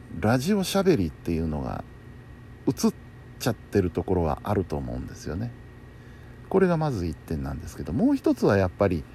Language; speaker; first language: Japanese; native; Japanese